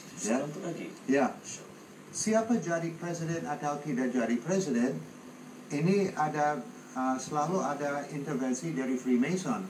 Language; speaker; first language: Indonesian; non-native, fluent; English